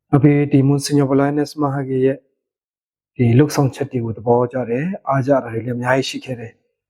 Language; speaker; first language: Burmese; non-native, local second language; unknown